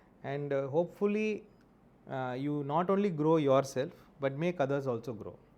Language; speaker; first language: English; non-native, local second language; Tamil